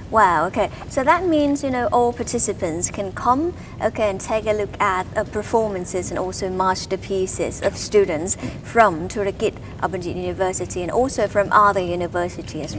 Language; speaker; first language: English; non-native, fluent; Thai